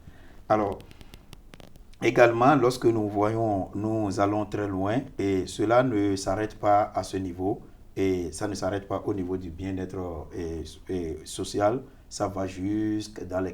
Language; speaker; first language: French; non-native, fluent; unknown